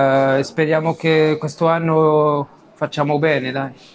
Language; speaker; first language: Italian; non-native, learner; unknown